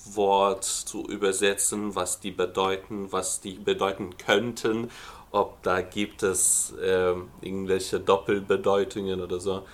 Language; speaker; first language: German; non-native, fluent; Lithuanian